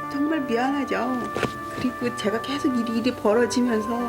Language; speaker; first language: Korean; native; Korean